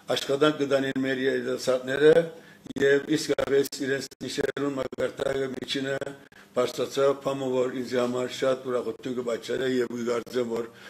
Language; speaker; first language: Armenian; early bilingual, heritage; Armenian